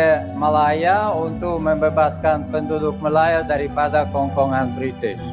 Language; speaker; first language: Indonesian; non-native, fluent; Russian